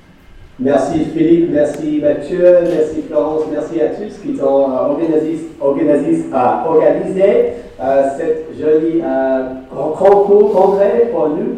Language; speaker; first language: French; non-native, fluent; English